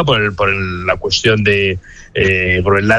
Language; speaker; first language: Spanish; native; Spanish